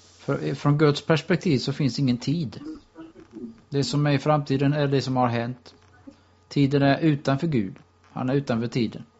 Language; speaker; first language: Swedish; native; Swedish